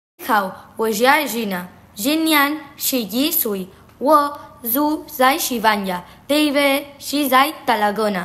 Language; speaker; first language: Chinese; non-native, learner; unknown